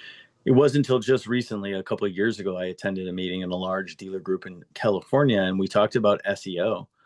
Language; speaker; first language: English; native; English